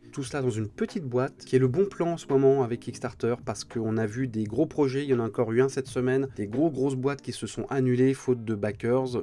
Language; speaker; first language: French; native; French